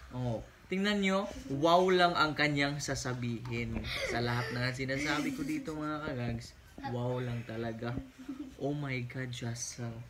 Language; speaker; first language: Filipino; non-native, local second language; Cebuano